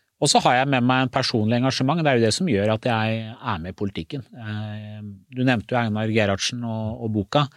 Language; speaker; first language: Norwegian; early bilingual, other home language; Persian